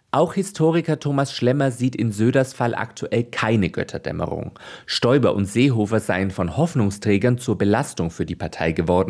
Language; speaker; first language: German; native; German